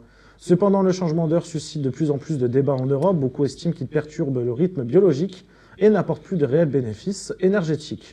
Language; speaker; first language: French; native; French